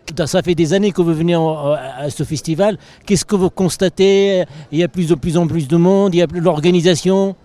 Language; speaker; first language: French; non-native, fluent; Dutch